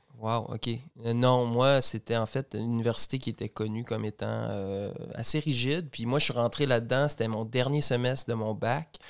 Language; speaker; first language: French; native; French